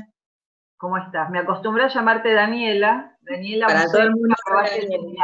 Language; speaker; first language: Spanish; native; Spanish